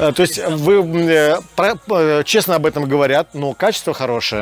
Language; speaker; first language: Russian; native; Russian